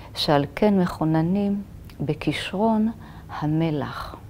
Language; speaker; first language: Hebrew; native; Hebrew